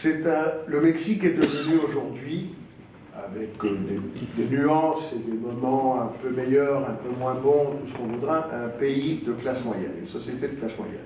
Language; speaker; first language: French; non-native, fluent; Spanish